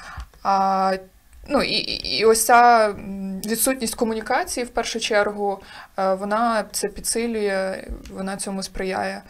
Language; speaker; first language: Ukrainian; native; Ukrainian